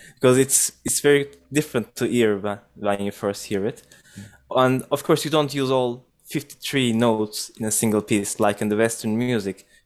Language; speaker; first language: English; non-native, fluent; Turkish